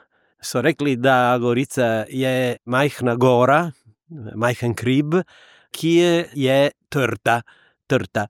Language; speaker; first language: Slovenian; non-native, learner; Italian